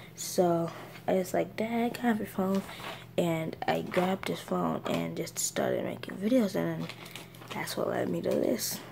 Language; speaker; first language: English; native; English